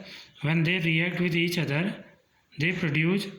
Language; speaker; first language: English; non-native, local second language; Hindi